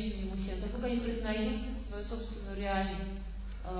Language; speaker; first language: Russian; native; Russian